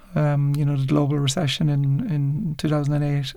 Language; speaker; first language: English; native; English